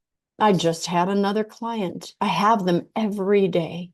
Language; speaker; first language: English; native; English